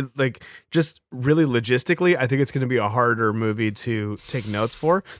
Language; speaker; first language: English; native; English